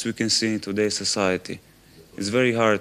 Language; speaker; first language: English; non-native, fluent; Slovenian